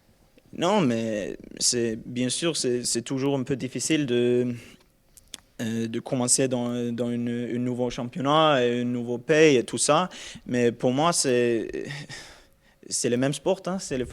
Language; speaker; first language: French; non-native, learner; Norwegian